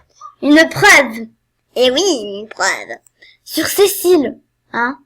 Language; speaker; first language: French; native; French